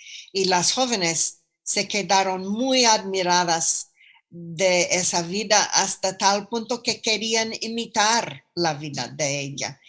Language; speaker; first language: Spanish; non-native, fluent; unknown